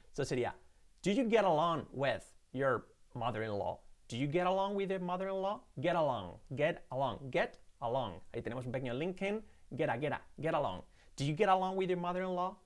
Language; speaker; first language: English; non-native, fluent; Spanish